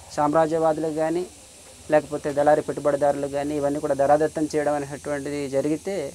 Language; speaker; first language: Telugu; native; Telugu